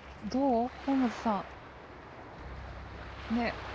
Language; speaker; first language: Japanese; native; Japanese